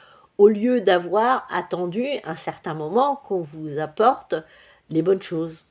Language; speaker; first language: French; native; French